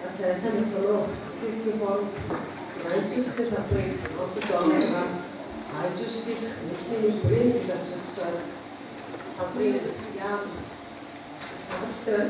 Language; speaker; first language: Mongolian; native; Mongolian